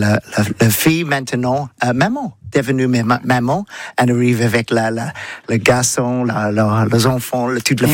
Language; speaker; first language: French; non-native, learner; English